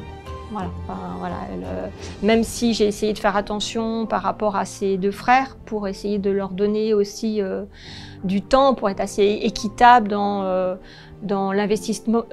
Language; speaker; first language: French; native; French